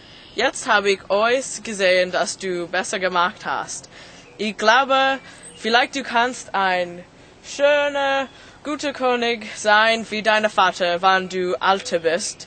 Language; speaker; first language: German; non-native, learner; English